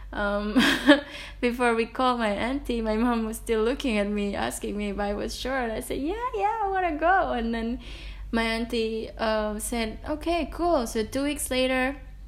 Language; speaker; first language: English; non-native, fluent; Indonesian